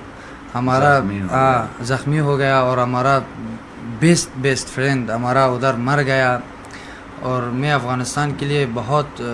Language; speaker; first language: Hindi; non-native, learner; Persian